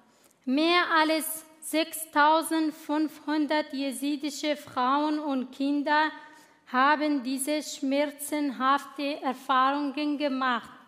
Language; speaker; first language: German; non-native, fluent; Kurdish